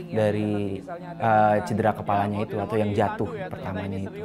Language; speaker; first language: Indonesian; native; Indonesian